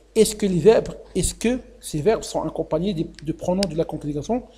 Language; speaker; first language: French; non-native, local second language; Arabic